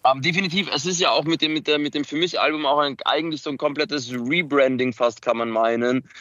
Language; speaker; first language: German; early bilingual, other home language; Macedonian